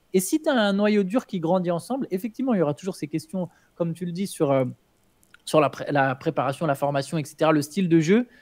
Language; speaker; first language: French; native; French